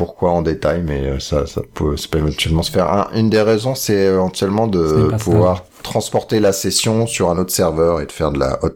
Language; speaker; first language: French; native; French